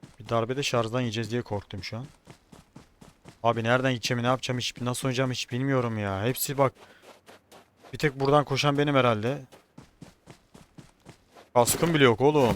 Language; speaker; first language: Turkish; native; Turkish